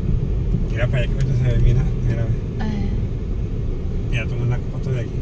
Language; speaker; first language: Spanish; native; Spanish